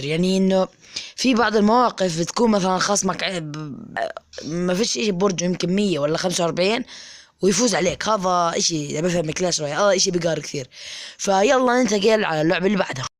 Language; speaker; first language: Arabic; native; Arabic